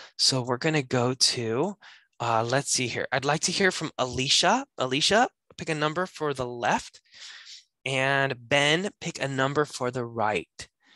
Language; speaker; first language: English; native; English